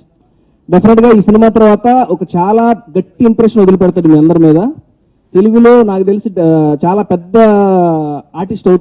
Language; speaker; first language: Telugu; native; Telugu